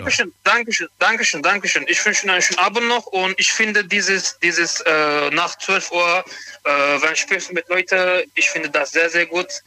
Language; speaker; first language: German; non-native, learner; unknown